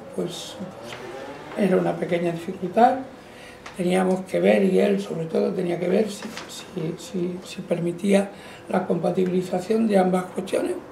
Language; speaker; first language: Spanish; non-native, local second language; Catalan